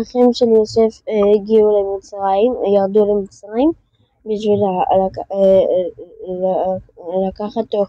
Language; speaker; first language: Hebrew; early bilingual, heritage; French